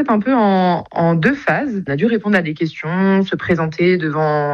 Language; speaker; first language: French; native; French